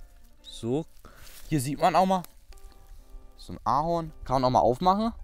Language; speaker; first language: German; native; German